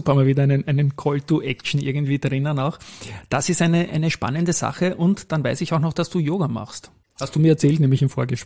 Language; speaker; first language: German; native; German